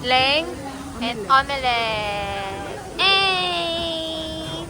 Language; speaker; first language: English; non-native, fluent; Filipino